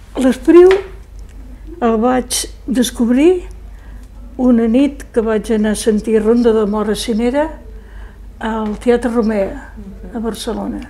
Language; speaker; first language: Catalan; native; Catalan